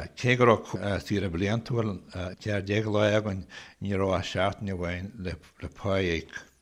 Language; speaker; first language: Irish; native; Irish